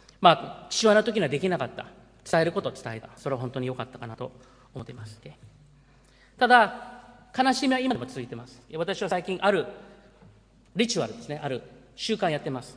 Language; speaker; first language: Japanese; early bilingual, heritage; Japanese